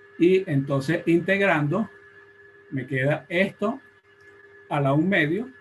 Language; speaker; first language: Spanish; native; Spanish